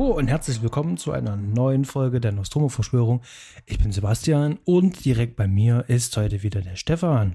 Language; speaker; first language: German; native; German